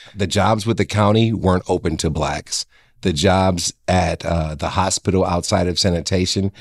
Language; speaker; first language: English; native; English